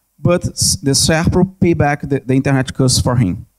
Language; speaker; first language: English; non-native, learner; Portuguese